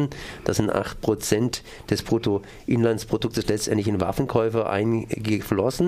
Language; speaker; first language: German; native; German